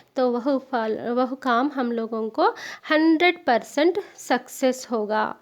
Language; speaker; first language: Hindi; non-native, local second language; Telugu